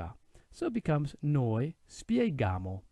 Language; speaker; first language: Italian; non-native, fluent; English